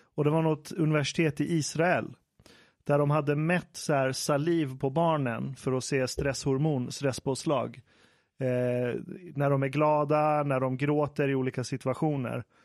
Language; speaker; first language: Swedish; early bilingual, other home language; Persian